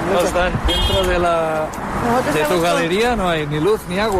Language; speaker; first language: Spanish; native; Spanish